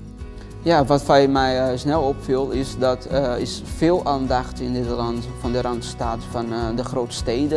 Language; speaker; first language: Dutch; non-native, learner; Portuguese